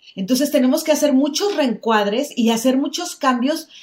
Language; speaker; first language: Spanish; native; Spanish